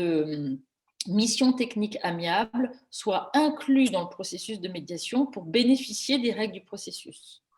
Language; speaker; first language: French; native; French